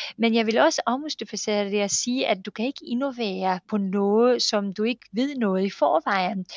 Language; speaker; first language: Danish; non-native, fluent; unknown